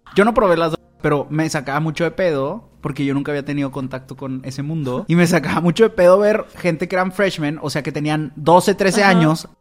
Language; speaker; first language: Spanish; native; Spanish